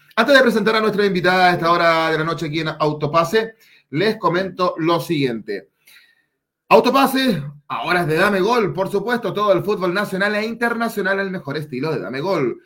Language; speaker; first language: Spanish; native; Spanish